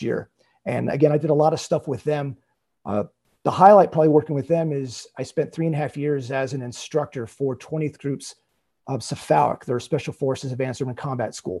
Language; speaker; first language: English; native; English